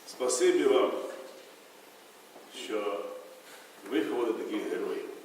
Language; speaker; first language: Ukrainian; native; Ukrainian